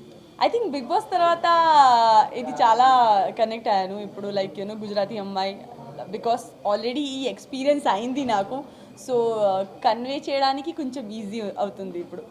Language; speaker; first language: Telugu; non-native, local second language; Gujarati